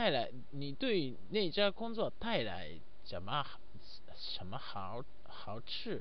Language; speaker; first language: Chinese; non-native, learner; Japanese